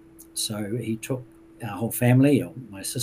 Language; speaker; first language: English; native; English